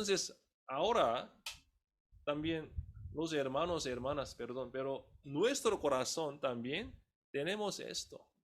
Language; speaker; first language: Spanish; non-native, fluent; Korean